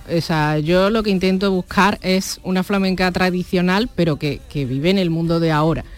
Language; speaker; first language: Spanish; native; Spanish